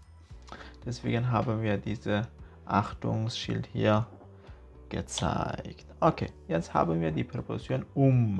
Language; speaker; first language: German; non-native, fluent; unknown